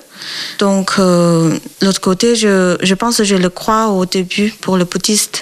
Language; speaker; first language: French; non-native, learner; Chinese